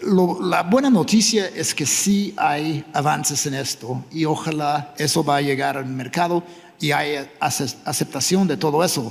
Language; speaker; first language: Spanish; non-native, fluent; English